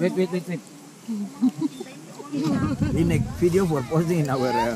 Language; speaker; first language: English; non-native, learner; Indonesian